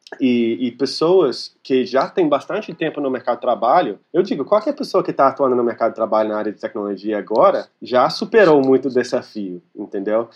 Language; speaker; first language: Portuguese; non-native, fluent; English